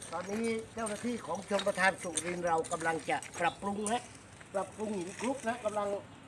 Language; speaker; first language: Thai; native; Thai